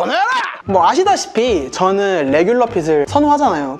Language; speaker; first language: Korean; native; Korean